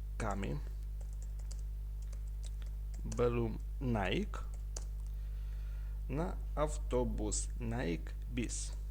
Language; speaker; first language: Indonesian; non-native, fluent; Ukrainian